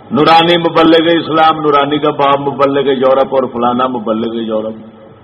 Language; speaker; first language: Urdu; non-native, local second language; Punjabi